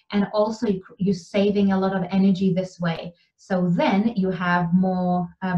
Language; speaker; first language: English; non-native, fluent; Lithuanian